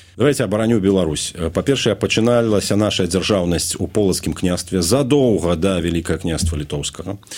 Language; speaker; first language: Belarusian; non-native, local second language; Russian